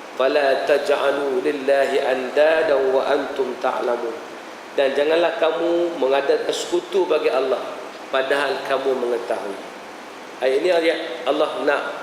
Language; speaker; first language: Malay; native; Malay